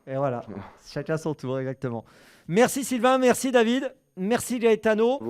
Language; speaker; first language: French; native; French